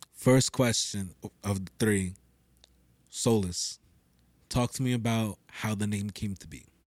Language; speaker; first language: English; early bilingual, other home language; Spanish